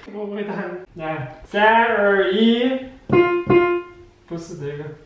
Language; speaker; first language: Chinese; non-native, fluent; Danish